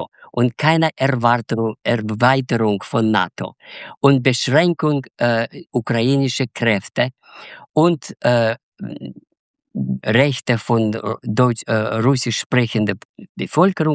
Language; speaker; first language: German; non-native, fluent; Russian